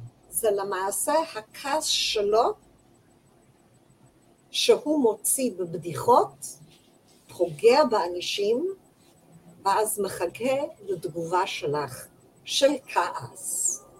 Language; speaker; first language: Hebrew; non-native, fluent; English